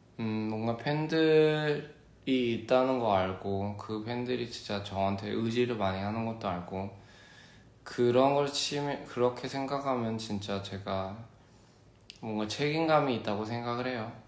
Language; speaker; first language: Korean; early bilingual, other home language; English